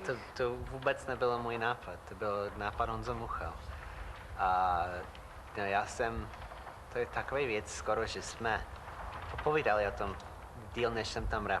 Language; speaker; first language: Czech; non-native, fluent; English